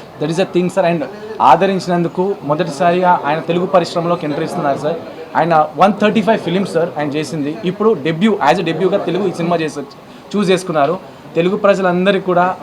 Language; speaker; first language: Telugu; native; Telugu